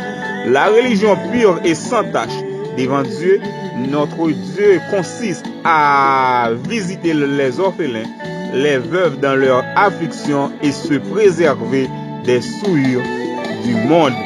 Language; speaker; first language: Haitian Creole; native; Haitian Creole